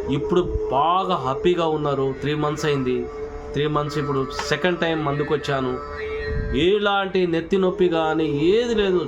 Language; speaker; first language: Telugu; non-native, local second language; Lambadi